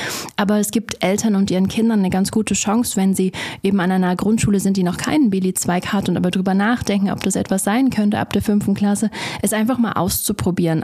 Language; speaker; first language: German; native; German